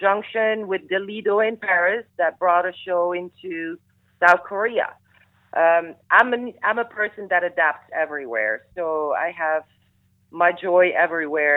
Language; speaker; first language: English; non-native, fluent; Dutch